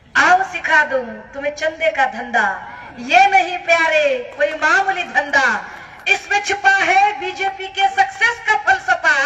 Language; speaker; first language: Hindi; non-native, local second language; Marathi